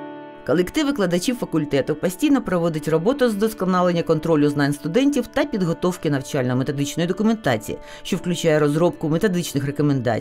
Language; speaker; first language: Ukrainian; native; Ukrainian